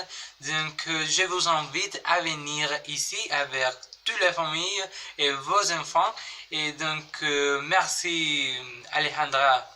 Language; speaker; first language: French; non-native, learner; Spanish